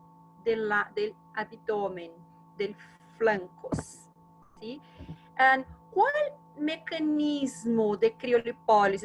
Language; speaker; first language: Spanish; non-native, fluent; Portuguese